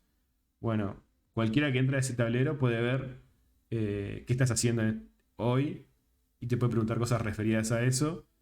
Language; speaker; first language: Spanish; native; Spanish